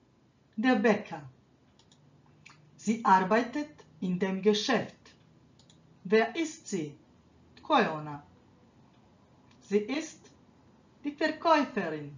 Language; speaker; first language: German; non-native, fluent; Croatian